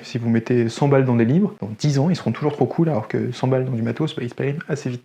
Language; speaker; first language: French; native; French